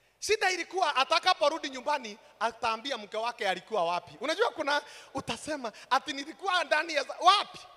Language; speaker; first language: Swahili; non-native, local second language; Kikuyu